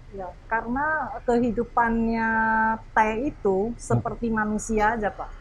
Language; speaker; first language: Indonesian; non-native, fluent; Malay